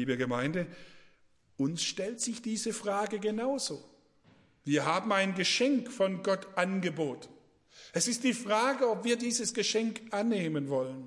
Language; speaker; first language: German; native; German